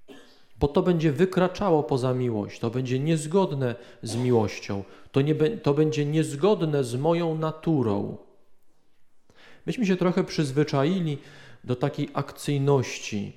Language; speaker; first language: Polish; native; Polish